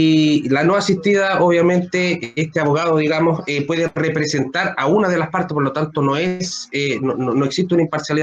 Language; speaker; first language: Spanish; native; Spanish